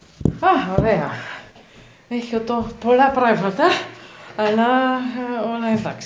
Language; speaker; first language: Greek; non-native, learner; German